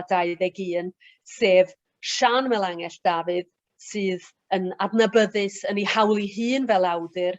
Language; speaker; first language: Welsh; native; Welsh